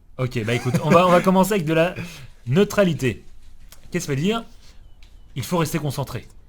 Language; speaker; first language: French; native; French